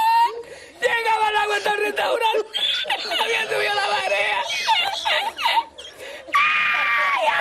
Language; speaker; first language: Spanish; native; Spanish